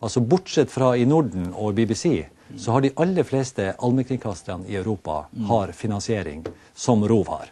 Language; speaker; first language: Norwegian; native; Norwegian